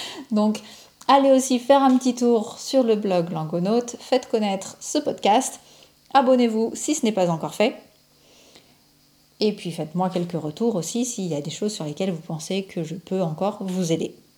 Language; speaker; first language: French; native; French